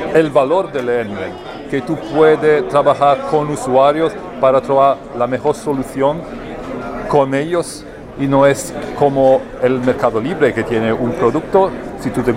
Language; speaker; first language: Spanish; non-native, learner; Italian